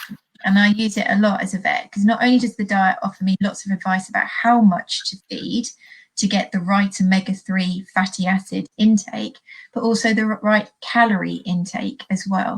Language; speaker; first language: English; native; English